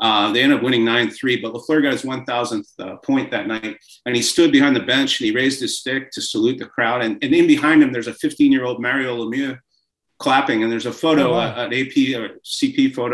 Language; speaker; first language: English; native; English